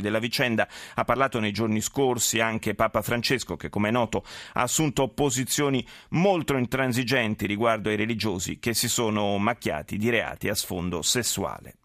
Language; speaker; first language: Italian; native; Italian